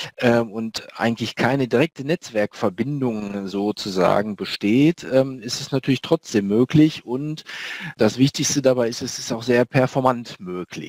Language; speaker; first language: German; native; German